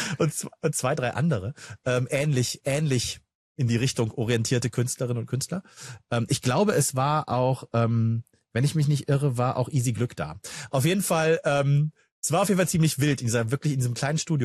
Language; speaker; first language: German; native; German